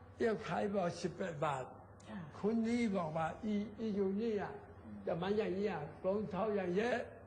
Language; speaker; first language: Thai; non-native, learner; Chinese